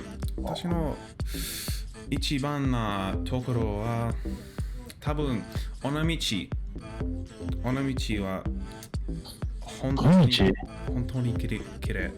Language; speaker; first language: Japanese; non-native, learner; English